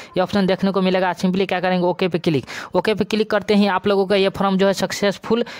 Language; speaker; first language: Hindi; native; Hindi